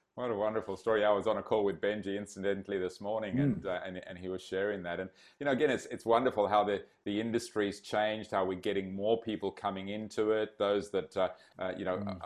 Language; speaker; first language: English; native; English